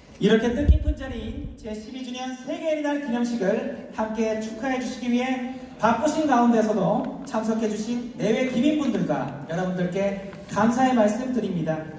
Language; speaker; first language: Korean; native; Korean